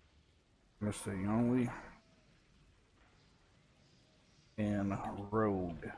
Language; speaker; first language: English; native; English